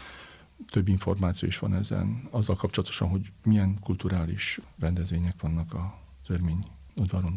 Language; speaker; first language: Hungarian; native; Hungarian